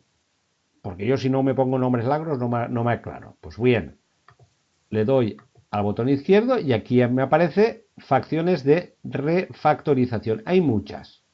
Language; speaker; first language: Spanish; native; Spanish